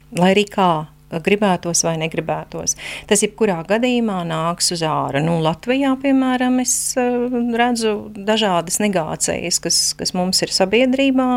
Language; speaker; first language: Latvian; native; Latvian